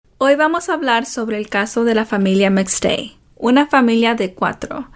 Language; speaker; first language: Spanish; early bilingual, heritage; Spanish